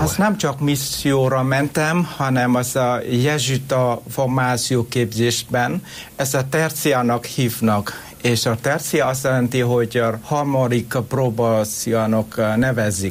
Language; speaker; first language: Hungarian; non-native, learner; Vietnamese